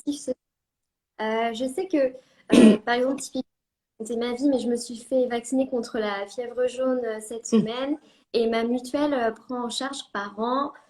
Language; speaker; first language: French; native; French